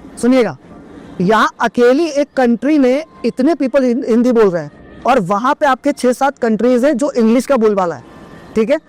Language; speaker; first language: Hindi; native; Hindi